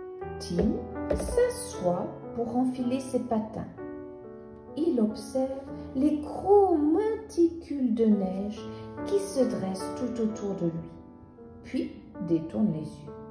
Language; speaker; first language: French; native; French